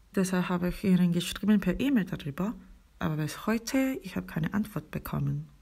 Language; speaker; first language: German; non-native, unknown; Korean